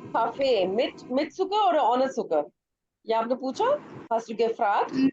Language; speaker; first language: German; non-native, fluent; Urdu